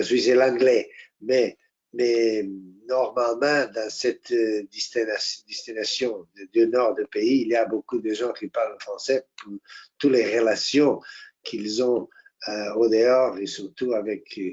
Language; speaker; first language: French; non-native, fluent; Portuguese